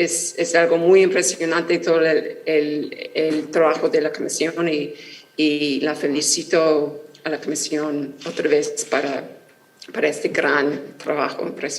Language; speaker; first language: Spanish; non-native, fluent; English